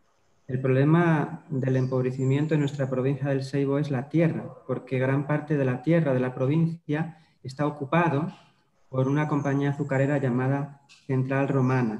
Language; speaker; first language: Spanish; native; Spanish